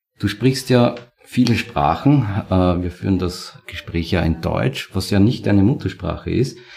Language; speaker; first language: German; native; German